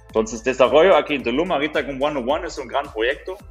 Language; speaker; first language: Spanish; non-native, fluent; German